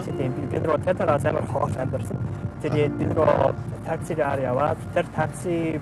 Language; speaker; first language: Mongolian; non-native, learner; English